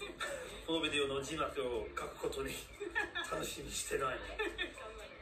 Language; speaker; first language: Japanese; non-native, fluent; English